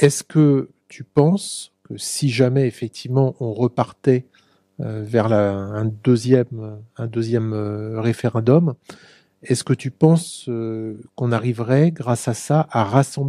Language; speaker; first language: French; native; French